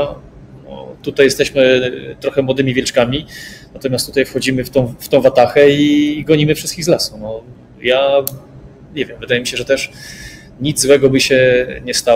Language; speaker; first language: Polish; native; Polish